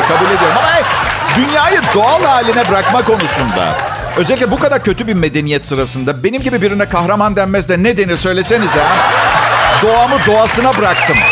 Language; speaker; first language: Turkish; native; Turkish